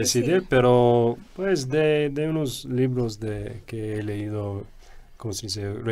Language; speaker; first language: Spanish; non-native, fluent; English